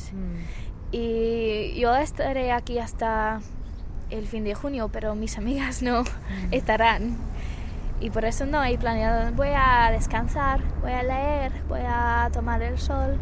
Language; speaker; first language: Spanish; non-native, fluent; English